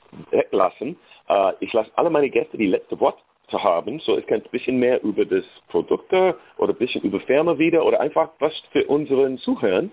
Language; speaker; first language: German; non-native, learner; English